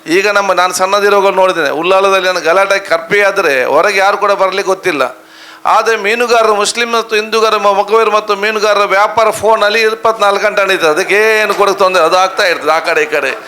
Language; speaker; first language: Kannada; non-native, local second language; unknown